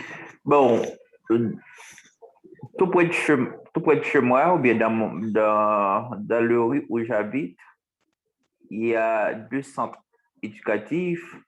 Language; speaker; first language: French; non-native, learner; Spanish